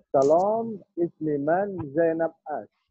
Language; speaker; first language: Persian; non-native, learner; Indonesian